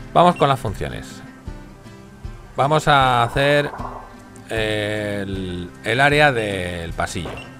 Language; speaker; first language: Spanish; native; Spanish